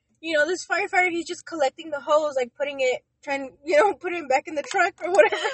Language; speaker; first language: English; early bilingual, other home language; Spanish